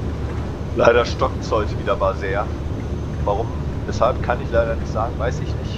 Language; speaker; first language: German; native; German